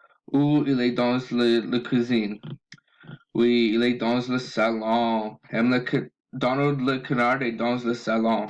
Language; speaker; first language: French; non-native, learner; English